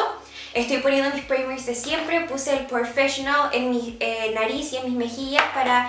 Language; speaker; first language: Spanish; native; Spanish